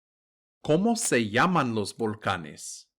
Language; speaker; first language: Spanish; non-native, fluent; English